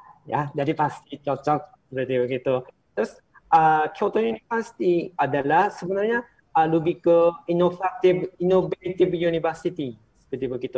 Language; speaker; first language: Indonesian; non-native, fluent; Japanese